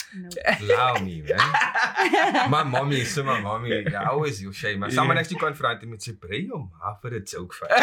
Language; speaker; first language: English; native; English